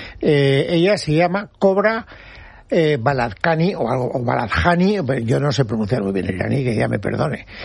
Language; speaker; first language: Spanish; native; Spanish